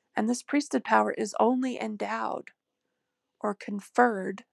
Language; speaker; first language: English; native; English